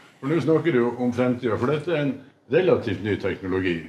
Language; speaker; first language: Norwegian; native; Norwegian